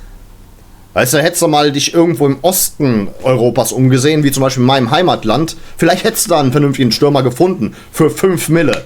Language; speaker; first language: German; native; German